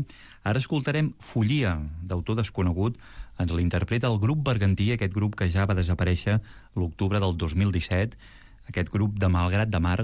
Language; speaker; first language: Catalan; native; Catalan